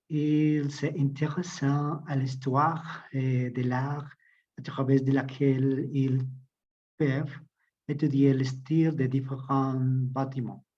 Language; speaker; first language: French; non-native, learner; Spanish